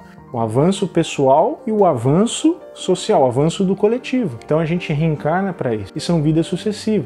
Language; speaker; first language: Portuguese; native; Portuguese